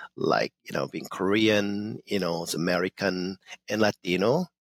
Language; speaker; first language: English; non-native, fluent; Korean